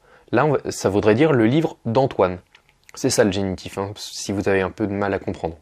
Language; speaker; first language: French; native; French